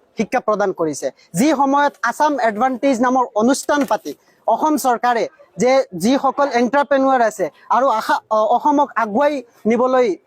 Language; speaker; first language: Assamese; non-native, local second language; Bangla